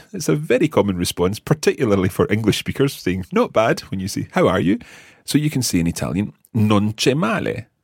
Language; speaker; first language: English; native; English